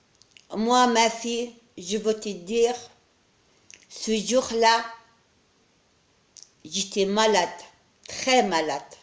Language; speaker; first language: French; non-native, learner; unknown